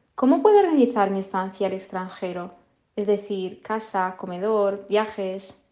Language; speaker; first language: Spanish; non-native, fluent; Italian